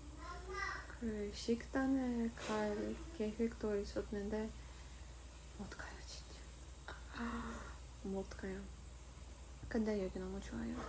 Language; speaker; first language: Korean; non-native, fluent; Ukrainian